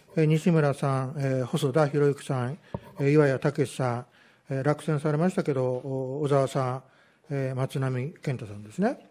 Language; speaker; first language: Japanese; native; Japanese